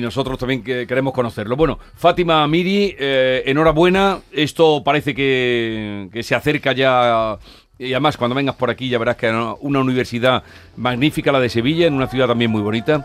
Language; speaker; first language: Spanish; native; Spanish